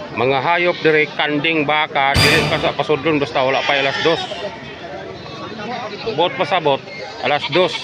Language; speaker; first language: Cebuano; native; Cebuano